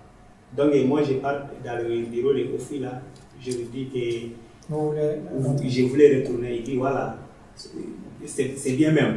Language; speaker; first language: French; non-native, learner; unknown